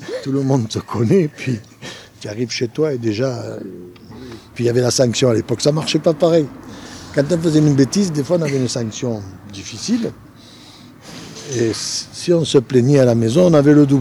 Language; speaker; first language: French; native; French